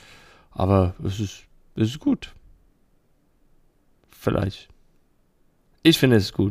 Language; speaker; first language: German; non-native, learner; English